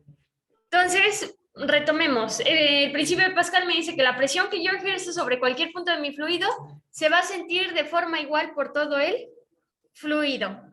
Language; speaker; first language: Spanish; native; Spanish